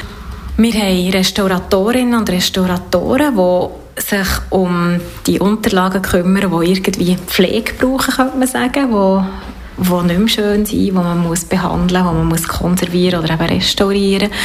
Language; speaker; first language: German; native; German